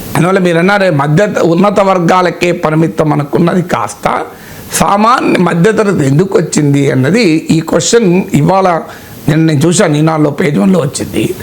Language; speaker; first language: Telugu; native; Telugu